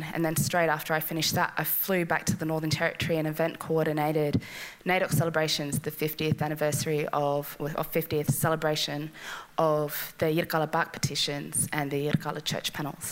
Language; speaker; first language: English; native; English